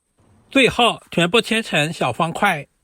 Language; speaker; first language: Chinese; native; Chinese